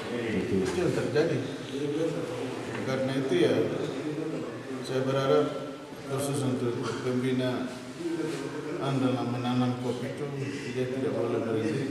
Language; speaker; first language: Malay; non-native, local second language; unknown